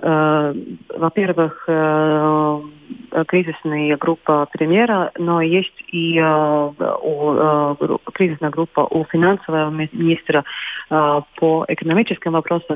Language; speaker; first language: Russian; non-native, local second language; Latvian